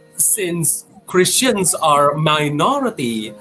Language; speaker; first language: English; non-native, fluent; Indonesian